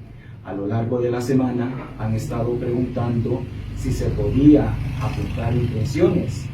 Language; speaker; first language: Spanish; native; Spanish